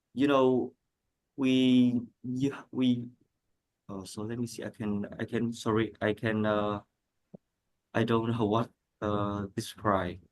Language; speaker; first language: English; non-native, learner; Vietnamese